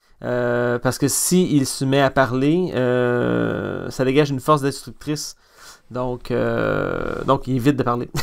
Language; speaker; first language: French; native; French